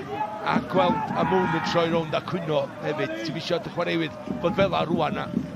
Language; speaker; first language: Welsh; native; Welsh